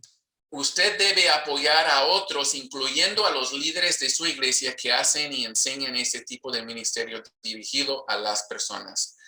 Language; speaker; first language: Spanish; non-native, fluent; English